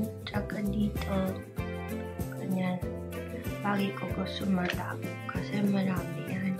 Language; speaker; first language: Filipino; non-native, learner; English